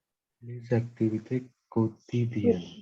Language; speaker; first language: French; non-native, learner; Hindi